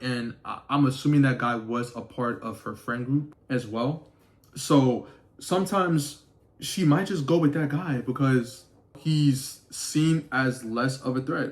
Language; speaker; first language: English; native; English